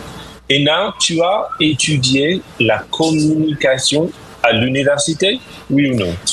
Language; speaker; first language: French; non-native, fluent; English